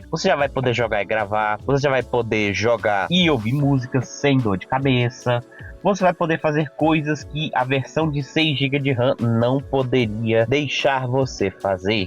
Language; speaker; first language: Portuguese; native; Portuguese